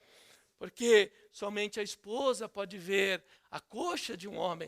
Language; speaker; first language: Portuguese; native; Portuguese